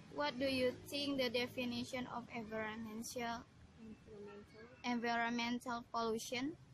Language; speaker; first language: English; non-native, learner; Indonesian